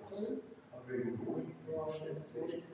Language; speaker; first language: German; non-native, local second language; Romansh